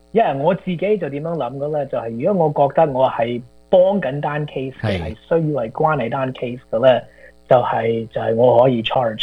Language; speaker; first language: Chinese; early bilingual, heritage; Cantonese